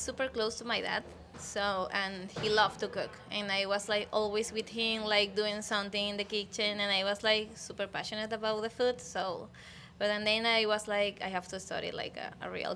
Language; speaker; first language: English; non-native, learner; Spanish